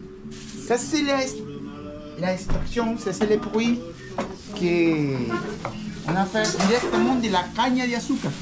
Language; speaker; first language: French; non-native, learner; Spanish